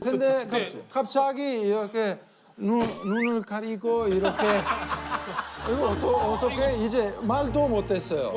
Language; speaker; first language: Korean; non-native, learner; Italian